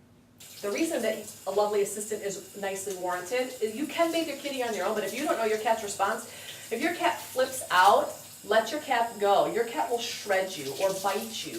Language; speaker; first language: English; native; English